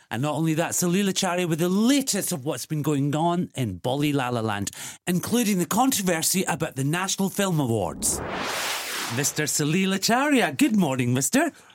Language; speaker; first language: English; early bilingual, other home language; Punjabi